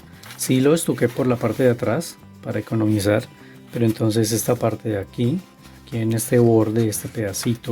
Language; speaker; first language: Spanish; native; Spanish